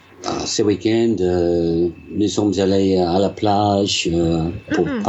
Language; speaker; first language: French; non-native, learner; English